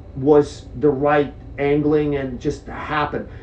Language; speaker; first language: English; early bilingual, other home language; Czech